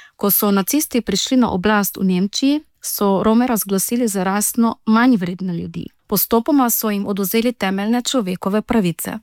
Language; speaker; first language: Slovenian; non-native, local second language; Romany